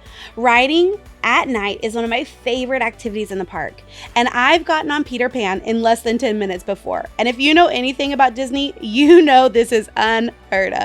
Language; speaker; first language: English; native; English